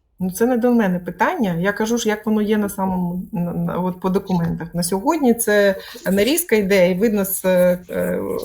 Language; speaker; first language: Ukrainian; non-native, local second language; Russian